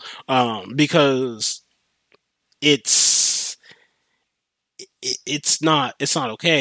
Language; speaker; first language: English; native; English